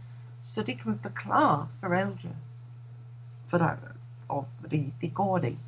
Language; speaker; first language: Danish; non-native, fluent; English